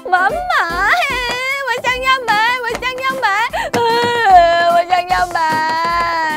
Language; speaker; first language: Chinese; non-native, fluent; Korean